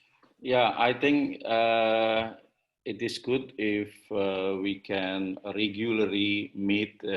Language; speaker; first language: English; non-native, learner; Indonesian